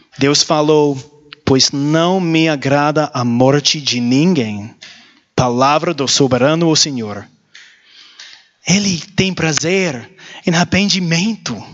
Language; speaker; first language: Portuguese; non-native, learner; English